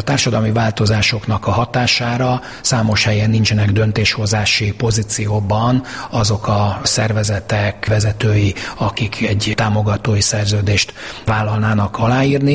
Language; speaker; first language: Hungarian; native; Hungarian